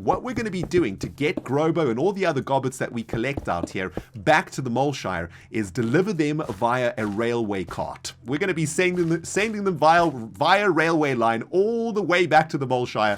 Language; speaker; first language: English; native; English